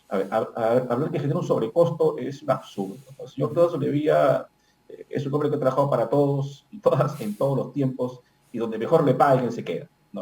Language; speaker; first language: Spanish; native; Spanish